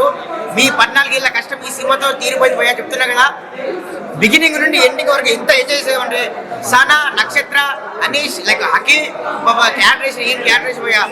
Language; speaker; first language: Telugu; native; Telugu